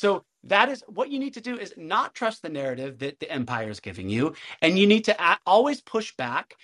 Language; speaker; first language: English; native; English